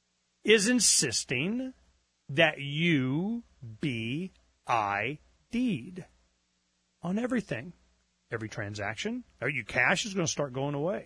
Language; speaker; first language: English; native; English